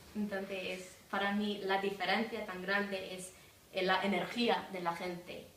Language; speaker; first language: Spanish; non-native, fluent; English